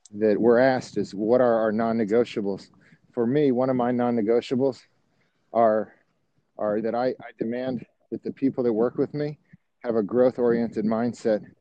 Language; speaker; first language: English; native; English